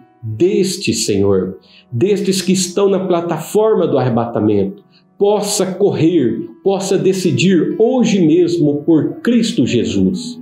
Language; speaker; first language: Portuguese; native; Portuguese